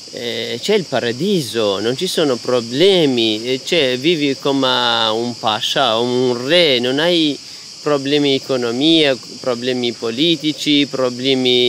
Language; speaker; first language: Italian; non-native, fluent; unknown